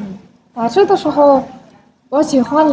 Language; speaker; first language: Chinese; non-native, learner; Mongolian